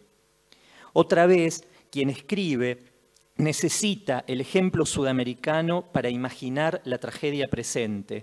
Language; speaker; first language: Spanish; native; Spanish